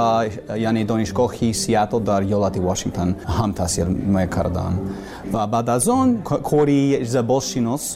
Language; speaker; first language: Persian; non-native, learner; English